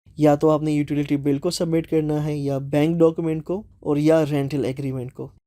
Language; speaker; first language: Urdu; non-native, local second language; Punjabi